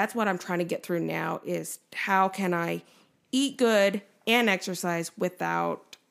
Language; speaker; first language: English; native; English